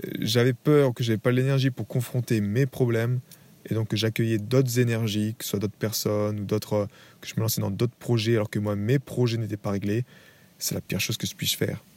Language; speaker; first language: French; native; French